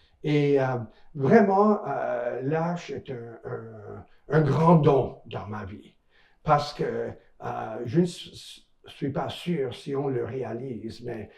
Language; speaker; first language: French; non-native, local second language; English